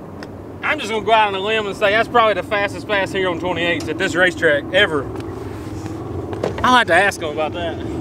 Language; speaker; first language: English; native; English